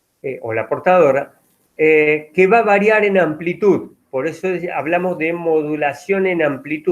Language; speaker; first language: Spanish; native; Spanish